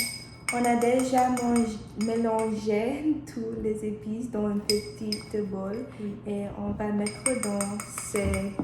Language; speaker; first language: French; non-native, learner; English